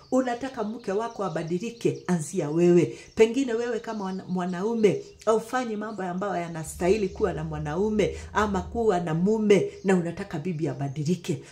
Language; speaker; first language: Swahili; non-native, local second language; Kikuyu